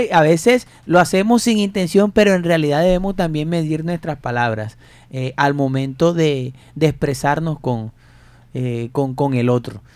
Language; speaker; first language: Spanish; native; Spanish